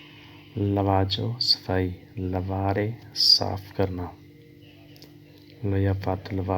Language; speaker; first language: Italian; non-native, learner; Urdu